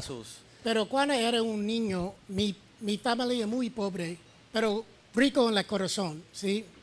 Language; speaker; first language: Spanish; non-native, learner; English